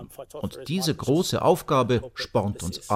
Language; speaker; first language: German; native; German